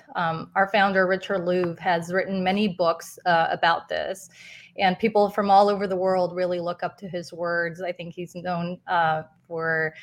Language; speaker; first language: English; non-native, fluent; Spanish